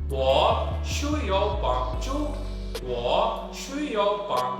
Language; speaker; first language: Chinese; non-native, learner; Urdu